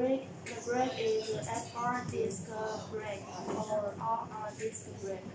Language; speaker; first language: English; non-native, learner; Chinese